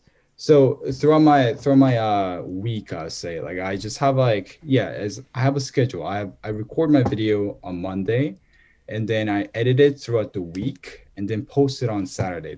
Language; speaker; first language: English; non-native, fluent; Korean